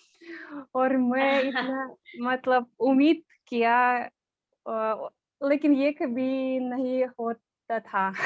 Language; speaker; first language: Hindi; non-native, learner; Russian